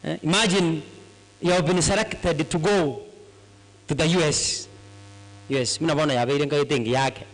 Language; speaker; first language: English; non-native, local second language; Gusii